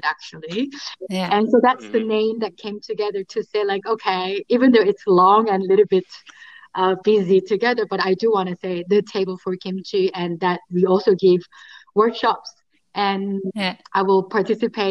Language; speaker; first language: English; non-native, fluent; Korean